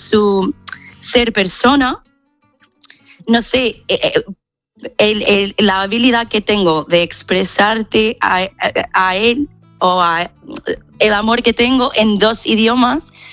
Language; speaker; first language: Spanish; non-native, fluent; English